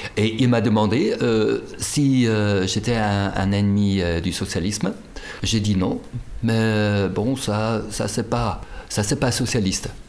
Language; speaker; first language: French; non-native, fluent; German